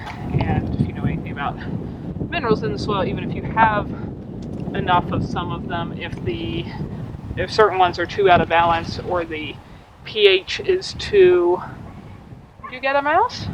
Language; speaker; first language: English; native; English